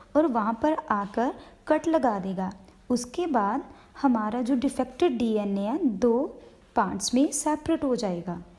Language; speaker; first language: Hindi; non-native, local second language; Punjabi